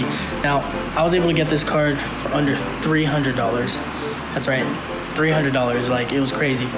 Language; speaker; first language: English; native; English